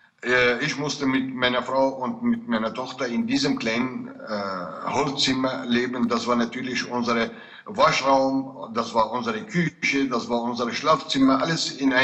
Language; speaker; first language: German; non-native, fluent; Kurdish